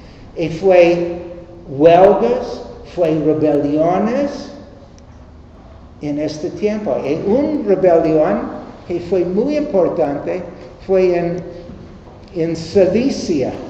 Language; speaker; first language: Spanish; non-native, learner; English